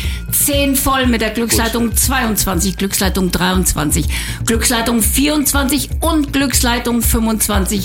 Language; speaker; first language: German; native; German